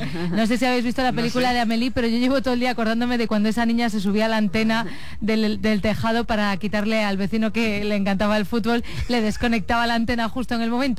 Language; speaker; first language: Spanish; native; Spanish